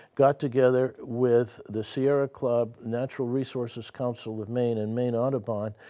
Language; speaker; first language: English; native; English